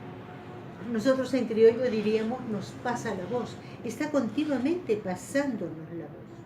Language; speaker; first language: Spanish; native; Spanish